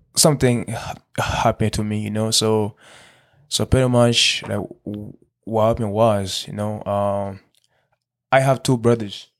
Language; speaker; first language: English; early bilingual, other home language; Kinyarwanda